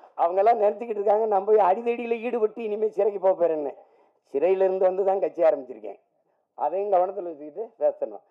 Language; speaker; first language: Tamil; native; Tamil